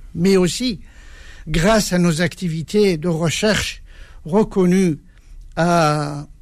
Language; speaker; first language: French; non-native, fluent; Persian